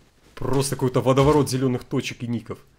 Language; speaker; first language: Russian; native; Russian